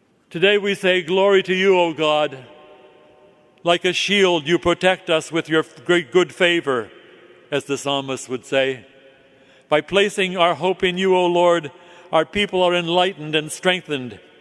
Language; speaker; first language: English; native; English